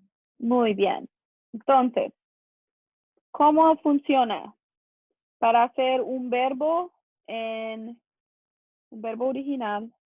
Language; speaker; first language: Spanish; non-native, fluent; English